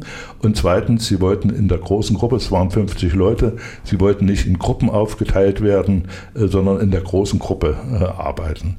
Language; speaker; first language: German; native; German